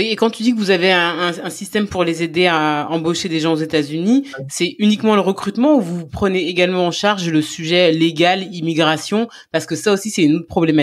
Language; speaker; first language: French; native; French